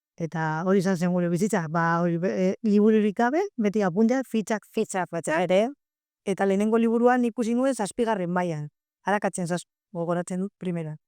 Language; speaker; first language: Basque; non-native, local second language; Spanish